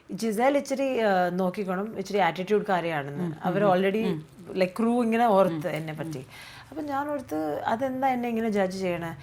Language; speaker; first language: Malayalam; early bilingual, heritage; Malayalam